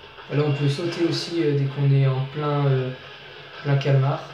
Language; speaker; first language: French; native; French